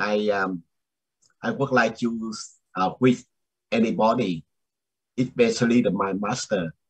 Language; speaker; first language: English; non-native, learner; Vietnamese